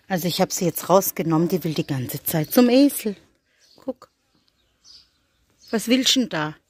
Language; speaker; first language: German; native; German